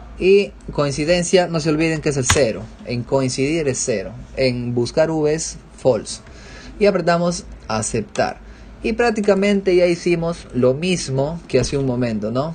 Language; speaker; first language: Spanish; native; Spanish